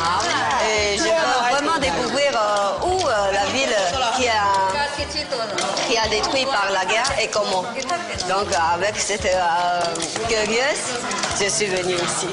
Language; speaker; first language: French; non-native, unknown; Chinese